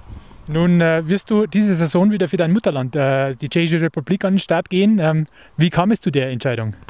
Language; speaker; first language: German; native; German